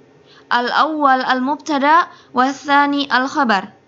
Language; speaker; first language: Arabic; non-native, fluent; Indonesian